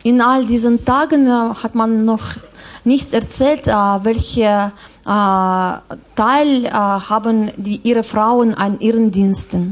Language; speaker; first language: German; non-native, learner; Russian